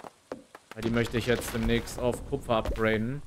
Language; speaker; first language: German; native; German